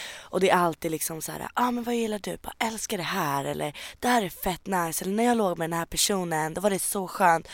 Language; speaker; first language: Swedish; native; Swedish